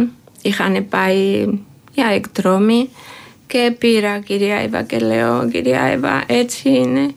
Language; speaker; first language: Greek; non-native, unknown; Georgian